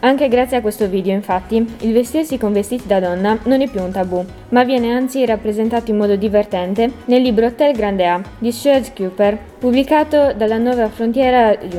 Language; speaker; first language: Italian; native; Italian